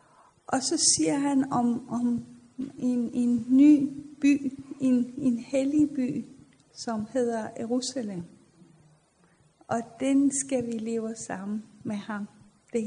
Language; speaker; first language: Danish; non-native, fluent; Persian